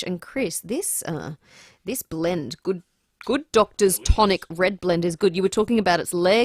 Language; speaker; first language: English; native; English